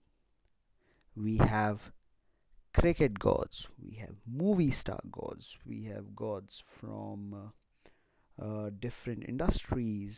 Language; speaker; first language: English; non-native, local second language; Hindi